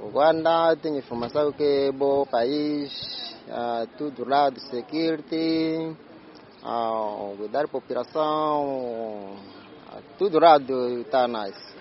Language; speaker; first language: Portuguese; non-native, learner; Kinyarwanda